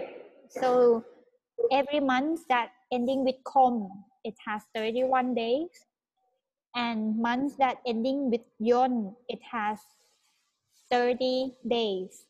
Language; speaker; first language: English; non-native, fluent; Thai